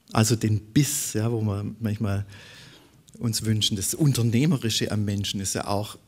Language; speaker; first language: German; native; German